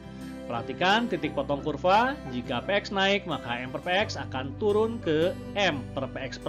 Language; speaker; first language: Indonesian; native; Indonesian